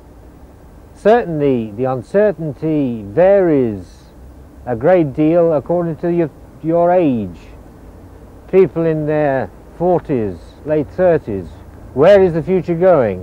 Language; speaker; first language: English; native; English